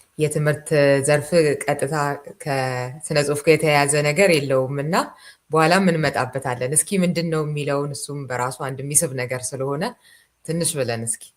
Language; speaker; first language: Amharic; native; Amharic